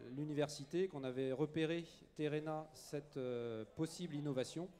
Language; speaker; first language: French; native; French